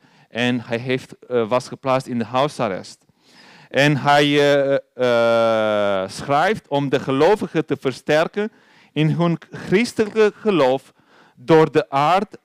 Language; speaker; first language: Dutch; non-native, learner; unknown